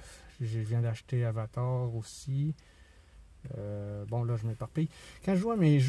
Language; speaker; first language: French; native; French